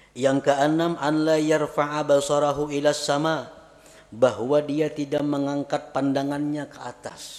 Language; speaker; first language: Indonesian; non-native, local second language; Banjar